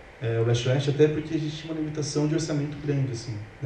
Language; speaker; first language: Portuguese; native; Portuguese